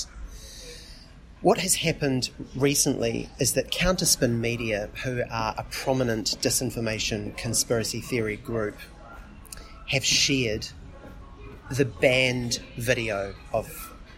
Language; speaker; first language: English; native; English